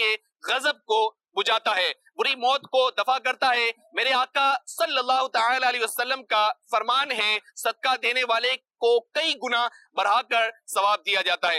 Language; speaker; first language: Urdu; native; Urdu